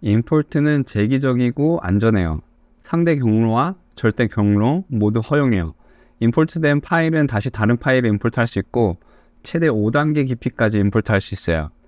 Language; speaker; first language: Korean; native; Korean